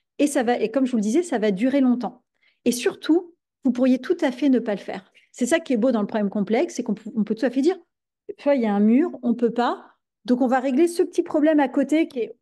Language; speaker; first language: French; native; French